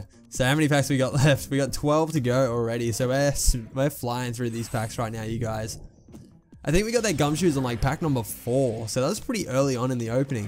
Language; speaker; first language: English; native; English